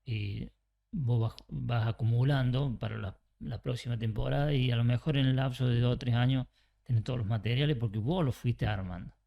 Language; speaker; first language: Spanish; native; Spanish